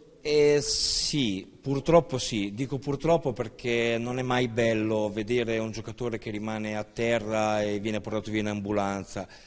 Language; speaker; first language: Italian; native; Italian